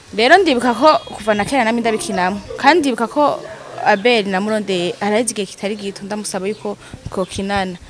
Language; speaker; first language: Rundi; native; Rundi